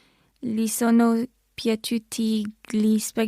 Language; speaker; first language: Italian; non-native, learner; English